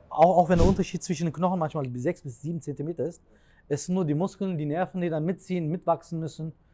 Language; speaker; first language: German; early bilingual, other home language; Turkish